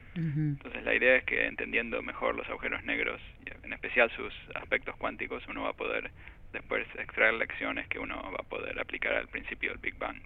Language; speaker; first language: Spanish; native; Spanish